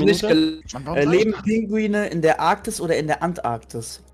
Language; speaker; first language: German; native; German